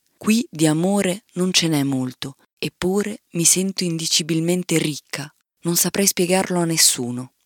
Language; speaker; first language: Italian; native; Italian